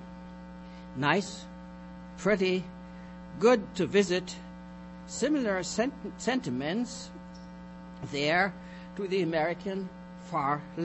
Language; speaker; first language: English; non-native, fluent; German